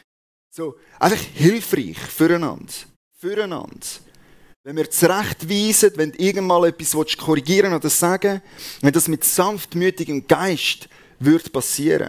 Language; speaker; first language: German; native; German